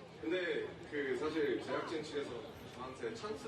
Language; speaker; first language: Korean; native; Korean